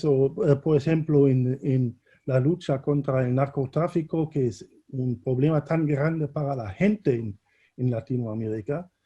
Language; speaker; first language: Spanish; non-native, fluent; German